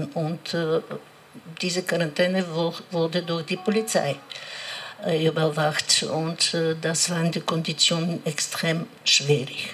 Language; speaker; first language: German; non-native, learner; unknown